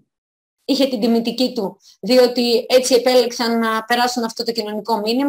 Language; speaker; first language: Greek; native; Greek